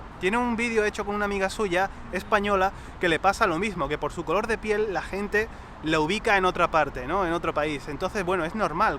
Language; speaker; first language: Spanish; native; Spanish